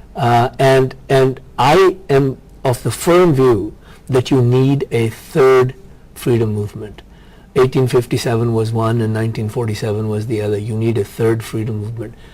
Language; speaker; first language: English; non-native, local second language; Punjabi